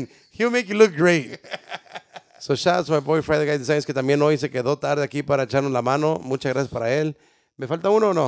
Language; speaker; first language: Spanish; early bilingual, heritage; Spanish